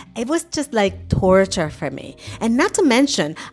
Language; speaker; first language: English; native; English